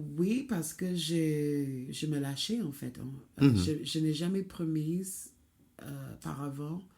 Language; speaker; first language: French; non-native, fluent; English